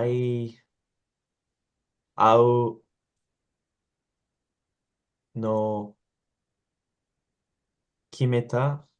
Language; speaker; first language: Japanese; non-native, learner; English